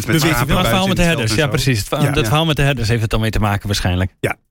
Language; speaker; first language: Dutch; native; Dutch